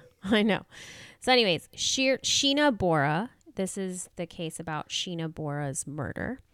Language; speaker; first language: English; non-native, local second language; Hindi